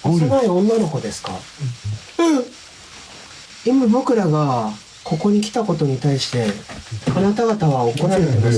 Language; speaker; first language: Japanese; native; Japanese